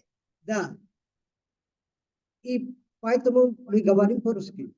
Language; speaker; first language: Russian; non-native, fluent; Hindi